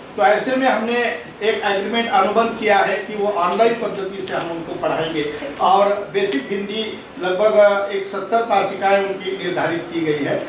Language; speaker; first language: Hindi; non-native, local second language; Marathi